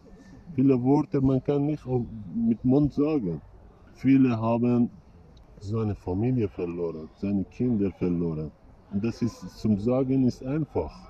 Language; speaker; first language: German; non-native, learner; Persian